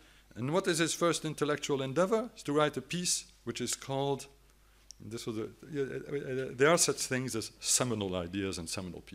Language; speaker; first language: English; non-native, fluent; French